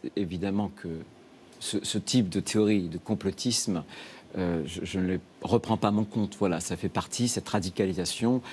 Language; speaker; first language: French; native; French